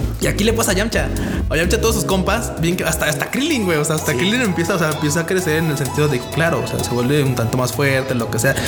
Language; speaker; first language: Spanish; native; Spanish